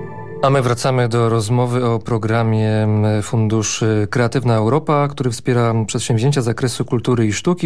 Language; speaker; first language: Polish; native; Polish